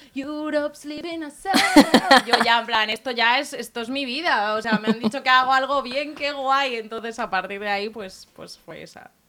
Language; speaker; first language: Spanish; native; Spanish